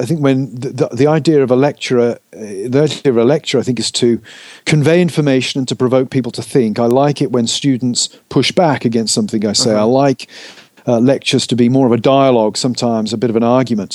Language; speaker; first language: English; native; English